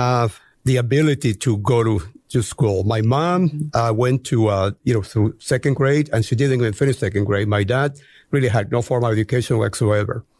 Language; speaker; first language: English; non-native, fluent; Spanish